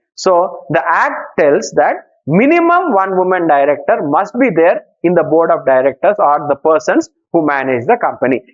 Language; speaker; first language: English; non-native, local second language; Telugu